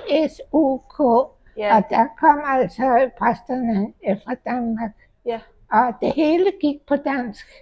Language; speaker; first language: Danish; early bilingual, heritage; Danish